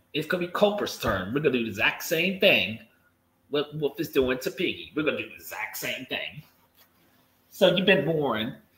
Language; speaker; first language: English; native; English